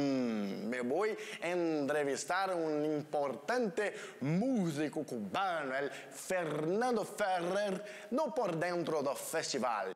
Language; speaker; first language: Spanish; non-native, learner; Portuguese